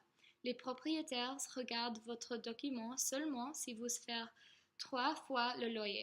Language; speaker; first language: French; non-native, learner; English